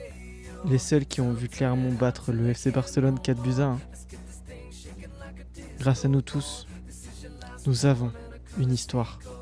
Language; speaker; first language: French; native; French